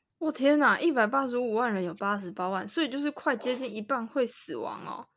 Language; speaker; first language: Chinese; native; Chinese